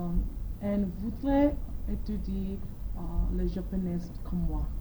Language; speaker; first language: French; non-native, learner; Korean